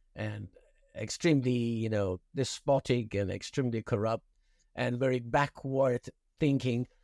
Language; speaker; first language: English; non-native, fluent; Persian